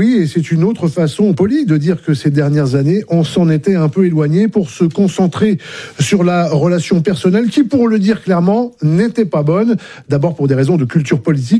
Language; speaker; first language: French; native; French